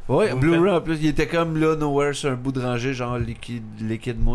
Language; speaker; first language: French; native; French